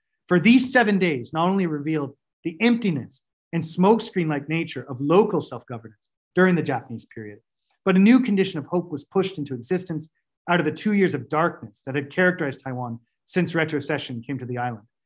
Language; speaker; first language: English; native; English